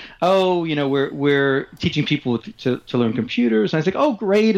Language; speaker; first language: English; native; English